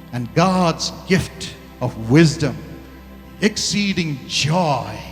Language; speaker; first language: English; non-native, local second language; Tamil